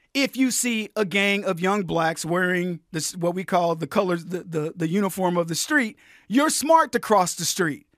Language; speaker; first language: English; native; English